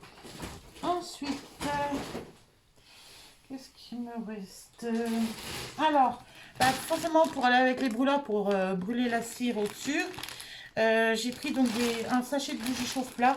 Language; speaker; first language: French; native; French